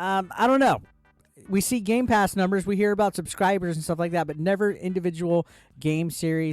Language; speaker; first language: English; native; English